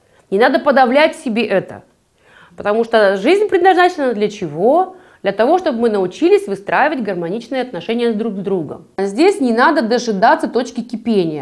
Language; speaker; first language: Russian; native; Russian